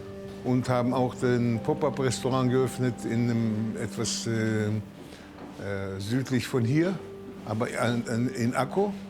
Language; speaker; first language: German; early bilingual, heritage; German